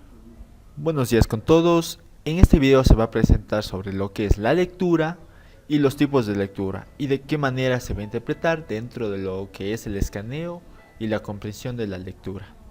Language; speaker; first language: Spanish; native; Spanish